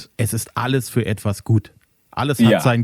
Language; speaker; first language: German; native; German